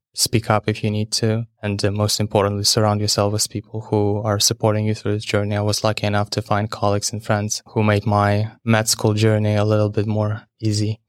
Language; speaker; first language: English; non-native, fluent; Ukrainian